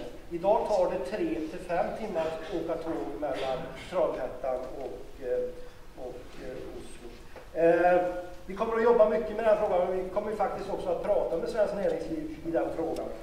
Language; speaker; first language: Swedish; native; Swedish